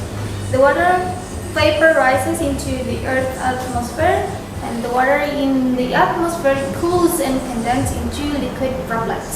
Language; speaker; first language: English; non-native, learner; Indonesian